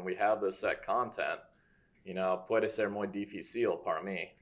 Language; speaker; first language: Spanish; non-native, fluent; English